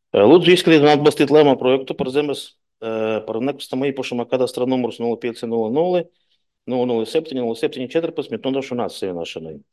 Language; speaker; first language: Latvian; non-native, local second language; Russian